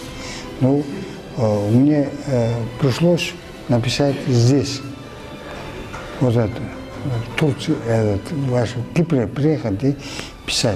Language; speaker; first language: Russian; non-native, local second language; Kyrgyz